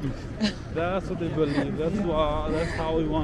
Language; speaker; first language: English; non-native, local second language; Albanian